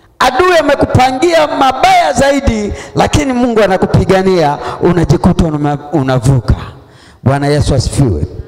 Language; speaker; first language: Swahili; non-native, local second language; Sukuma